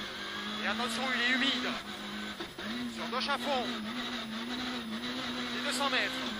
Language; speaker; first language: French; native; French